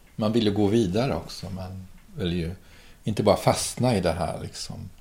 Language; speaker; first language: Swedish; early bilingual, other home language; German